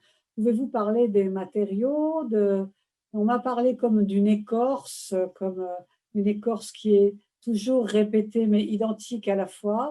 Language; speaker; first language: French; native; French